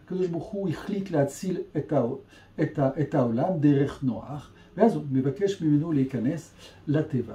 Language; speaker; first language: Hebrew; non-native, fluent; French